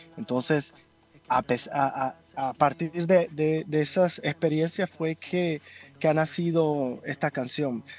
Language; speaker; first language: Spanish; early bilingual, heritage; Spanish